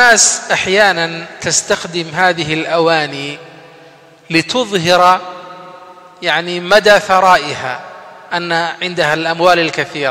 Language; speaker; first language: Arabic; non-native, fluent; Somali